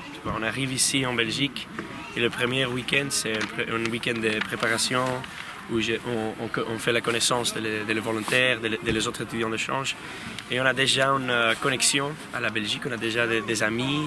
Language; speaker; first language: French; non-native, learner; Spanish